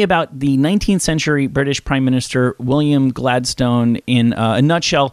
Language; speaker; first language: English; native; English